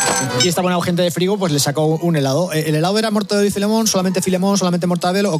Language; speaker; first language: Spanish; native; Spanish